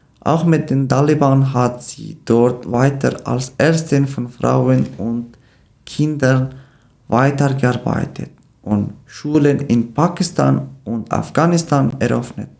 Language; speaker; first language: German; non-native, learner; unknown